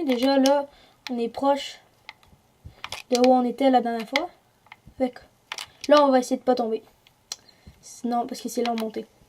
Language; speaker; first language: French; native; French